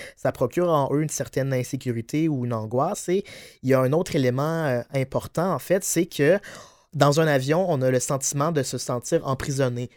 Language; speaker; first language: French; native; French